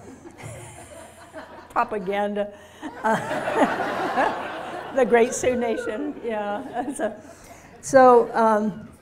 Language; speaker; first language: English; native; English